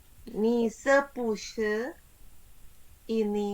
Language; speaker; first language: Chinese; non-native, learner; Indonesian